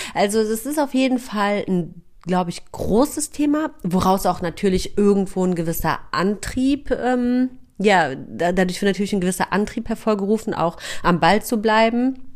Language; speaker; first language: German; native; German